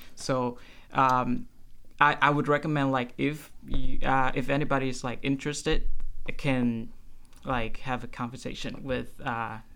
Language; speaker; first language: English; non-native, fluent; Vietnamese